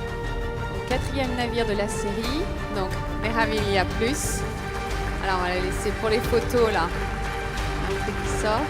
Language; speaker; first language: French; native; French